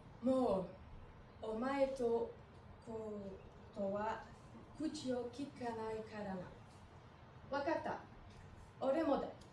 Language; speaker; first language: Japanese; non-native, learner; French